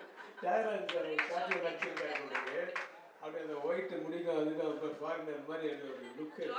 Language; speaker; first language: Tamil; native; Tamil